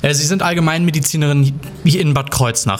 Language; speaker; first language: German; native; German